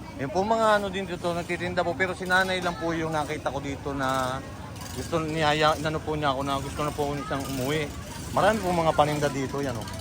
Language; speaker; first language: Filipino; native; Filipino